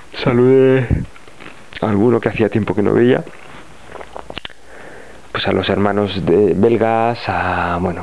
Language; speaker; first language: Spanish; native; Spanish